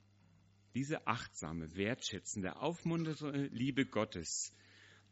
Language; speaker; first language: German; native; German